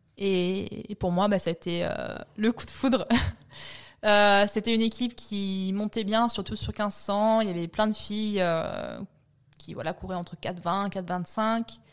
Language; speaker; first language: French; early bilingual, other home language; Italian